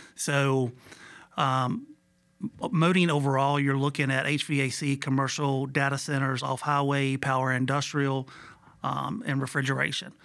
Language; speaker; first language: English; native; English